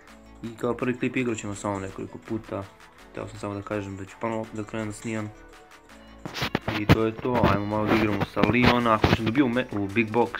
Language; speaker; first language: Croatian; early bilingual, heritage; Croatian